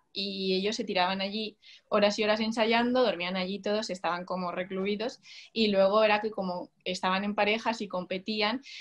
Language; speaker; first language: Spanish; native; Spanish